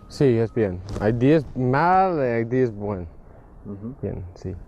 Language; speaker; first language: Spanish; non-native, learner; English